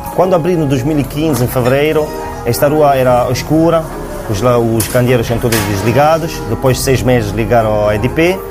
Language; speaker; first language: Portuguese; non-native, fluent; Italian